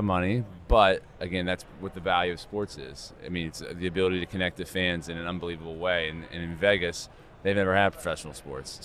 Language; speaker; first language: English; native; English